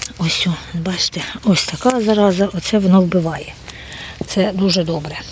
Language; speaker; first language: Ukrainian; non-native, local second language; Russian